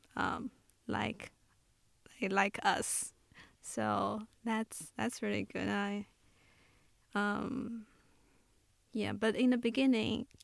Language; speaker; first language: English; non-native, fluent; Chinese